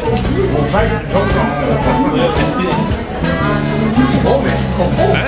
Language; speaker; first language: French; native; French